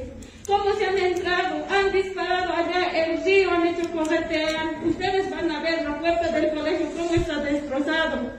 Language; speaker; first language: Spanish; native; Spanish